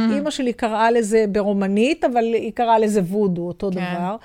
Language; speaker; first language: Hebrew; native; Hebrew